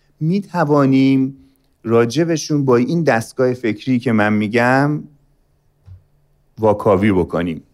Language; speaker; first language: Persian; native; Persian